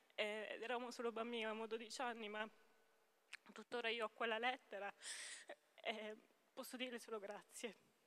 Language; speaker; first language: Italian; non-native, fluent; Hebrew